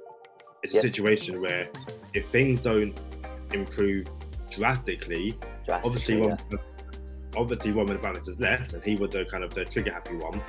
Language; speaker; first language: English; native; English